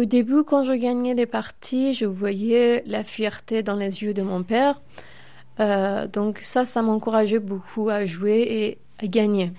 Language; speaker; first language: French; non-native, fluent; Persian